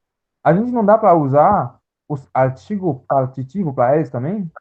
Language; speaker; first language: Portuguese; non-native, learner; Haitian Creole